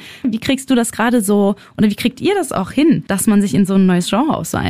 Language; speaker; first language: German; native; German